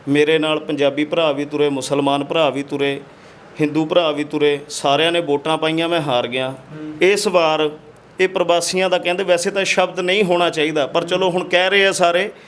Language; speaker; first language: Punjabi; non-native, local second language; Hindi